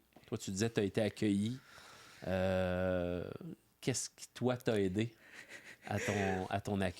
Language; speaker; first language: French; native; French